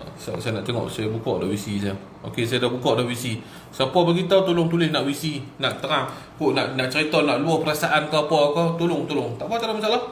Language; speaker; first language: Malay; native; Malay